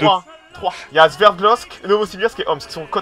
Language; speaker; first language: French; native; French